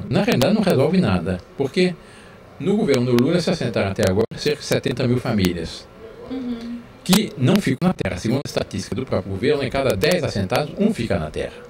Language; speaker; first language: Portuguese; early bilingual, other home language; French